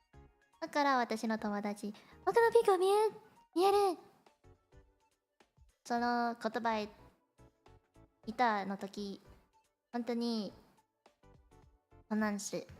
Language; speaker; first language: Japanese; non-native, learner; Cantonese